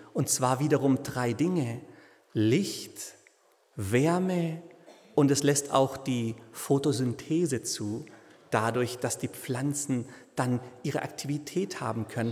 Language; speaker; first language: German; native; German